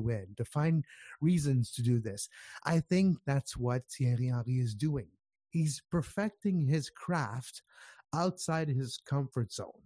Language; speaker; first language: English; native; English